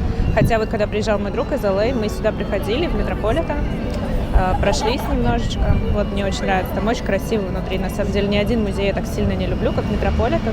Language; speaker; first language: Russian; native; Russian